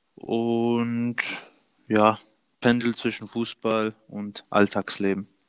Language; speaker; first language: German; early bilingual, other home language; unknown